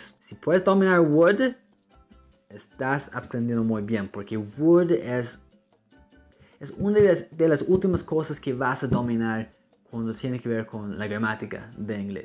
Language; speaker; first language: Spanish; non-native, fluent; English